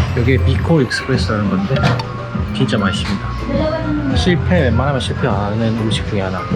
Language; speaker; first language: Korean; native; Korean